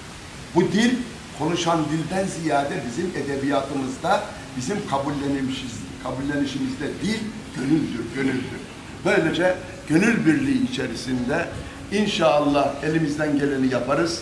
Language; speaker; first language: Turkish; native; Turkish